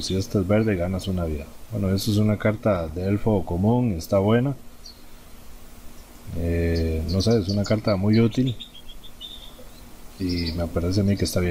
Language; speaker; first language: Spanish; native; Spanish